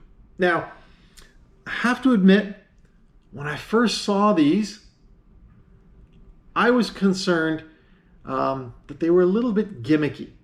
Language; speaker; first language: English; native; English